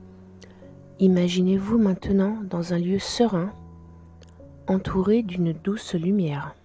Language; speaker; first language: French; native; French